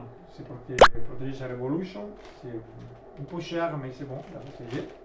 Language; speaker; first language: French; non-native, learner; Italian